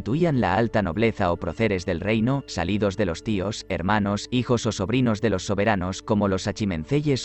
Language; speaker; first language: Spanish; native; Spanish